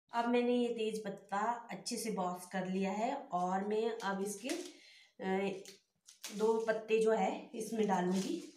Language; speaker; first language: Hindi; native; Hindi